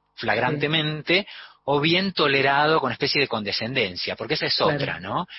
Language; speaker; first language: Spanish; native; Spanish